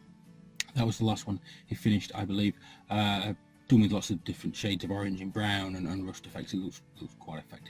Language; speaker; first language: English; native; English